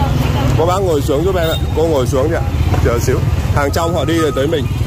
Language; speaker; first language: Vietnamese; native; Vietnamese